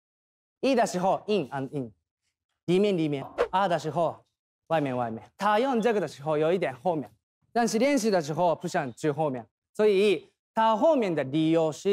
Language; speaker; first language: Chinese; non-native, learner; Thai